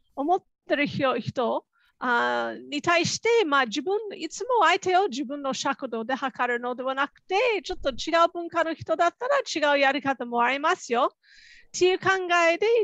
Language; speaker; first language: Japanese; non-native, fluent; English